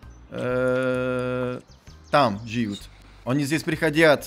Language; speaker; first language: Russian; non-native, learner; Slovak